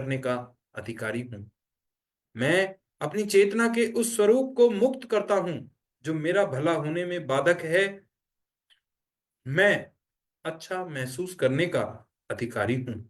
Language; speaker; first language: Hindi; native; Hindi